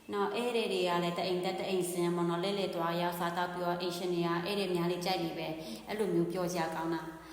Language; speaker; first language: Burmese; non-native, local second language; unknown